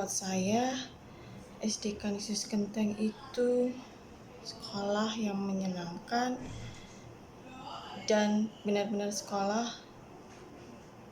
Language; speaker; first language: Indonesian; non-native, local second language; Javanese